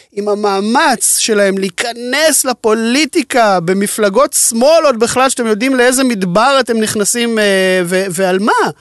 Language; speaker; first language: Hebrew; native; Hebrew